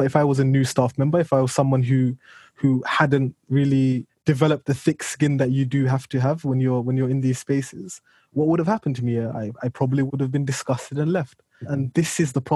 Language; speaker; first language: English; native; English